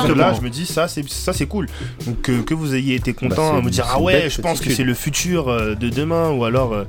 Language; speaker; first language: French; native; French